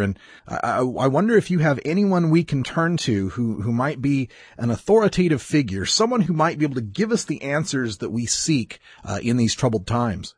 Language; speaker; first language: English; native; English